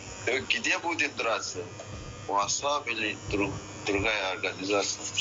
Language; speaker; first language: Russian; non-native, learner; Persian